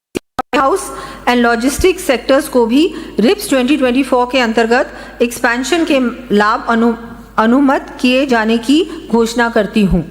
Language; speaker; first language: Hindi; native; Hindi